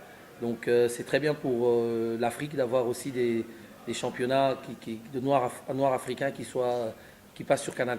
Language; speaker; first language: French; native; French